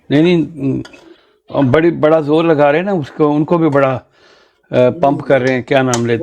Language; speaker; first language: Urdu; native; Urdu